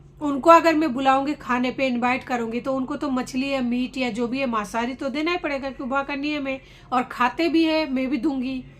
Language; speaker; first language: Hindi; non-native, local second language; Bangla